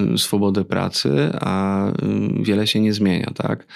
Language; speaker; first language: Polish; native; Polish